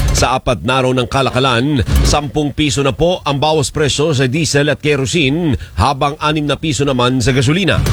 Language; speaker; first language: Filipino; native; Filipino